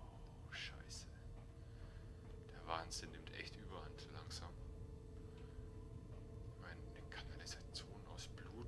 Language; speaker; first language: German; native; German